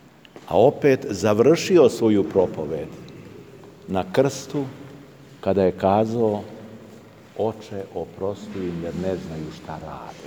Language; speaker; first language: Serbian; native; Serbian